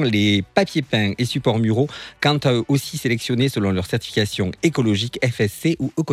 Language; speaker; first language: French; native; French